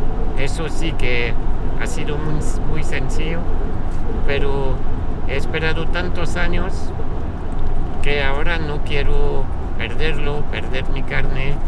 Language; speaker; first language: Spanish; non-native, fluent; French